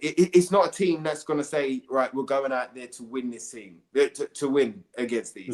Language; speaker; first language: English; native; English